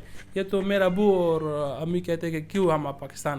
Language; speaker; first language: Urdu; early bilingual, other home language; Persian